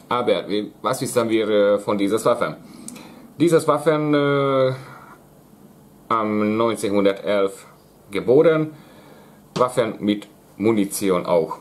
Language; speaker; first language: German; non-native, learner; Hungarian